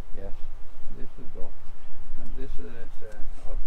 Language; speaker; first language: English; non-native, learner; Norwegian